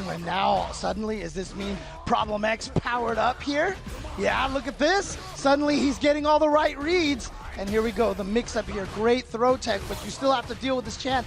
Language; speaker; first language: English; native; English